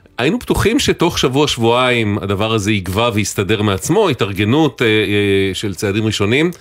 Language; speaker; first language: Hebrew; native; Hebrew